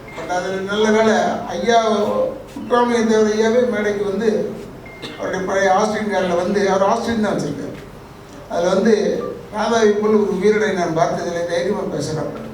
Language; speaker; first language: Tamil; non-native, local second language; Telugu